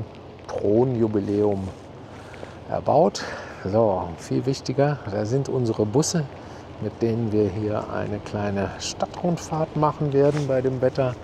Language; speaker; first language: German; native; German